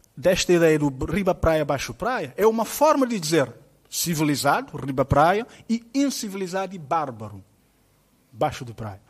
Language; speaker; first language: Portuguese; non-native, local second language; Kabuverdianu